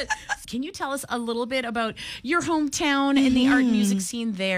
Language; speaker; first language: English; native; English